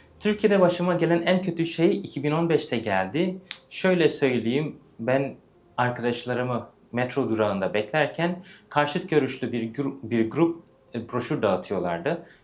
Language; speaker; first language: Turkish; early bilingual, heritage; English